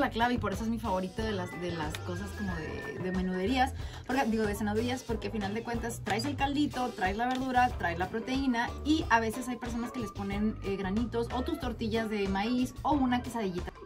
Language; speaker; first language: Spanish; native; Spanish